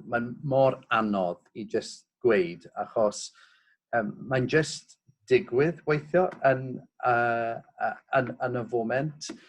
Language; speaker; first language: Welsh; non-native, local second language; English